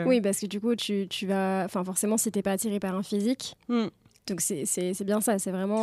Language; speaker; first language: French; native; French